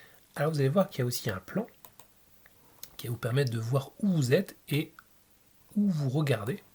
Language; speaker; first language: French; native; French